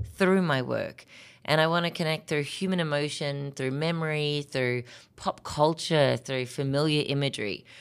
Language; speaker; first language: English; native; English